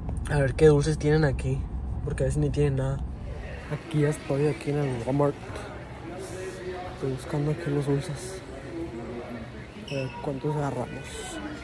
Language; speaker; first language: Spanish; early bilingual, heritage; Spanish